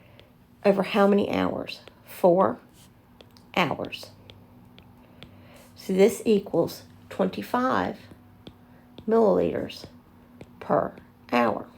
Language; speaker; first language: English; native; English